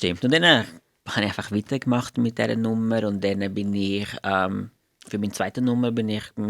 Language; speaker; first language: German; non-native, fluent; Portuguese